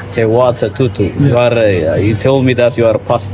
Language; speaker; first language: English; non-native, local second language; Amharic